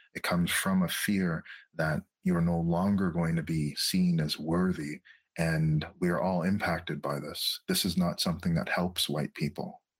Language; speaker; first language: English; native; English